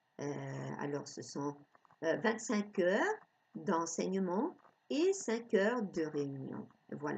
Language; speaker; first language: French; non-native, fluent; Spanish